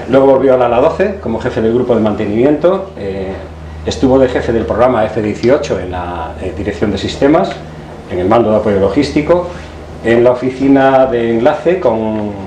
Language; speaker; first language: Spanish; native; Spanish